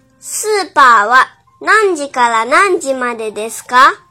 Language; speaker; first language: Japanese; early bilingual, other home language; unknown